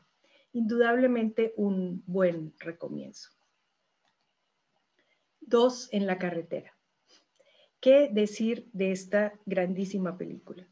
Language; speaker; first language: Spanish; native; Spanish